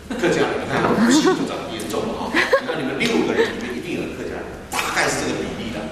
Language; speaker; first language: Chinese; non-native, local second language; Hakka Chinese